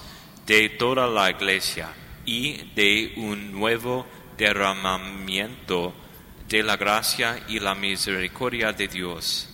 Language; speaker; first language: Spanish; non-native, learner; English